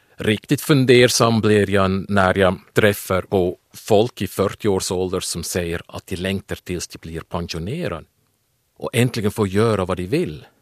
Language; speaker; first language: Swedish; non-native, fluent; German